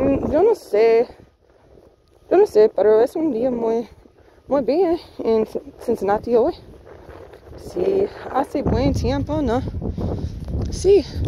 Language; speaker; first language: Spanish; non-native, learner; English